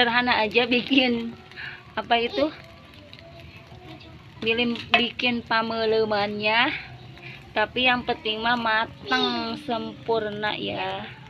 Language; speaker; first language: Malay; non-native, local second language; Sundanese